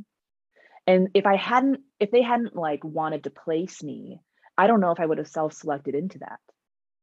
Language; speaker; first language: English; native; English